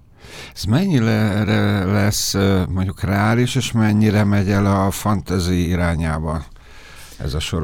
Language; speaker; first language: Hungarian; native; Hungarian